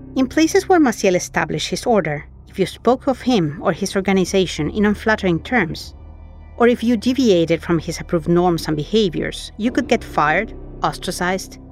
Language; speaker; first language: English; non-native, fluent; Spanish